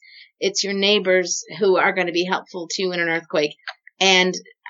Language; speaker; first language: English; native; English